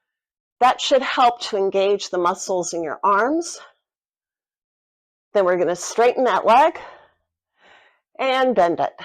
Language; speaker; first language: English; native; English